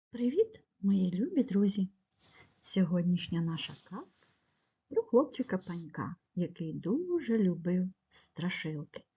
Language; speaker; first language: Ukrainian; native; Ukrainian